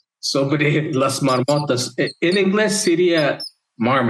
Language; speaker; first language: Spanish; non-native, fluent; Mongolian